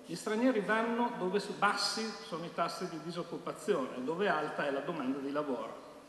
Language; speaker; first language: Italian; native; Italian